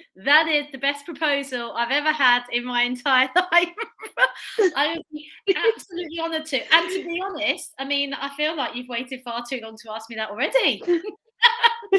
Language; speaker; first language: English; native; English